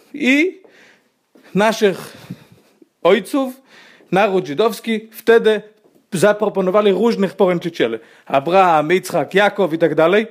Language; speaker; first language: Polish; non-native, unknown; Hebrew